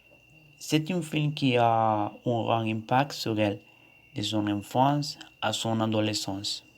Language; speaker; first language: French; non-native, learner; Spanish